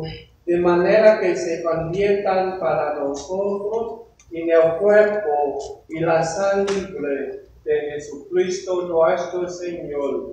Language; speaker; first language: Spanish; non-native, learner; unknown